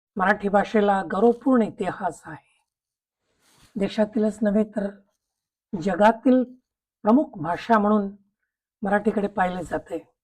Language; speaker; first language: Marathi; non-native, local second language; Tamil